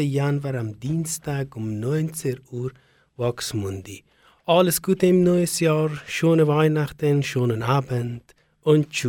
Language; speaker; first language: German; non-native, learner; Persian